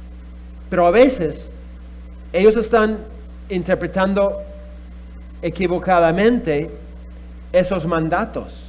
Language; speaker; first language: Spanish; non-native, fluent; English